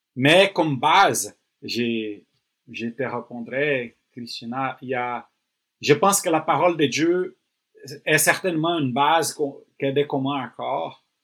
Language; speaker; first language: French; non-native, fluent; Portuguese